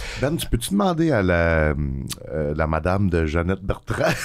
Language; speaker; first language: French; native; French